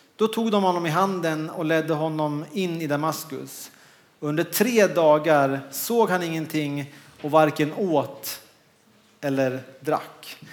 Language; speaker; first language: Swedish; native; Swedish